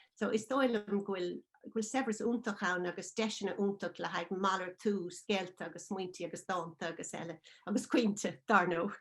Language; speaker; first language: Irish; non-native, local second language; English